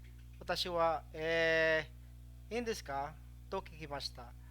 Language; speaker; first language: Japanese; non-native, fluent; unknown